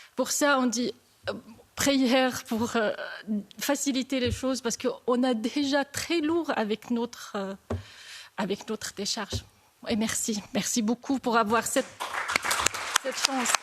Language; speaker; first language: French; non-native, learner; Arabic